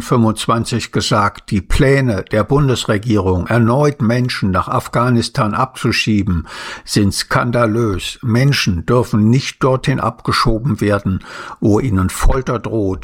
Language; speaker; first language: German; native; German